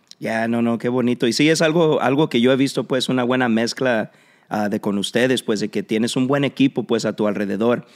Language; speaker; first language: Spanish; early bilingual, heritage; Spanish